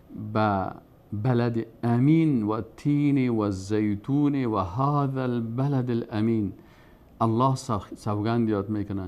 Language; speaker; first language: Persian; native; Persian